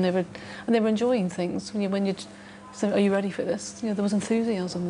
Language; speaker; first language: English; native; English